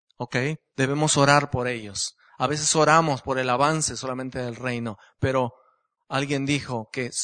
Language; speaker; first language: Spanish; native; Spanish